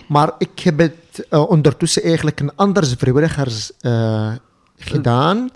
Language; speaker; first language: Dutch; non-native, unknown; Arabic